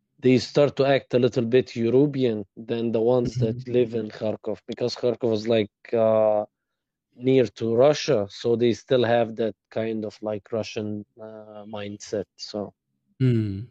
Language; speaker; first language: English; non-native, fluent; Arabic